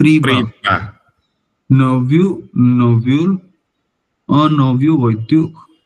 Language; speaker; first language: French; non-native, learner; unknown